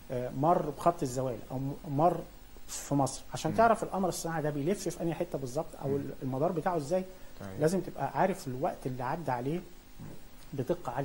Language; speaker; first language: Arabic; native; Arabic